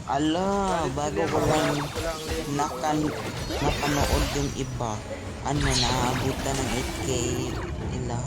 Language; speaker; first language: Filipino; native; Filipino